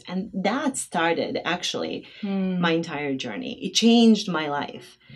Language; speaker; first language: English; non-native, fluent; Bosnian